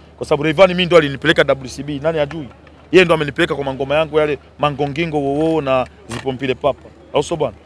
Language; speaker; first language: Swahili; native; Swahili